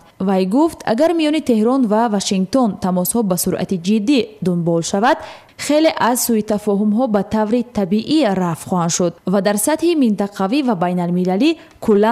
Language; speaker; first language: Tajik; native; Tajik